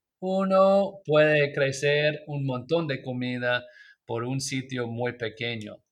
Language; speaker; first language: Spanish; non-native, learner; English